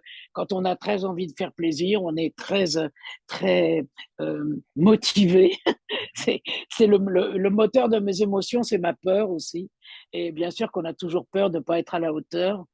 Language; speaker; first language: French; native; French